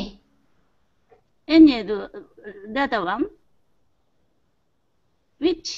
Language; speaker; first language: English; non-native, learner; Japanese